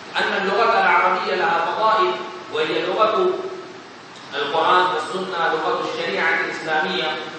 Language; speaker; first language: Arabic; non-native, fluent; Urdu